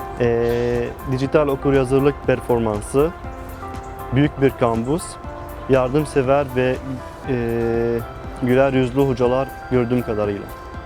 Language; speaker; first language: Turkish; non-native, learner; Arabic